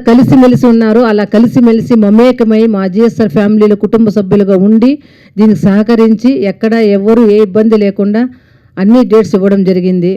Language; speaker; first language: Telugu; native; Telugu